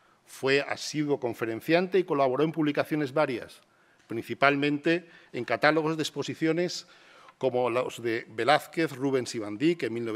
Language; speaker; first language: Spanish; native; Spanish